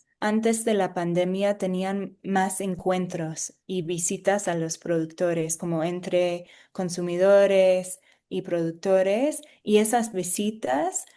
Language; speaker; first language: Spanish; non-native, fluent; English